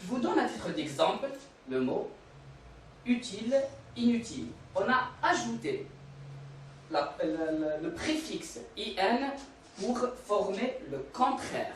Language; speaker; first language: French; non-native, local second language; Arabic